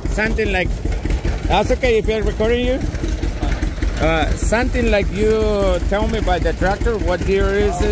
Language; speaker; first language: English; non-native, learner; Spanish